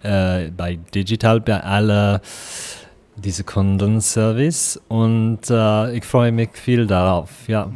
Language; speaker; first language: German; non-native, fluent; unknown